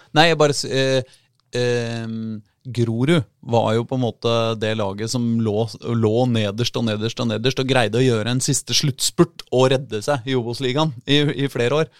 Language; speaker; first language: Norwegian; native; Norwegian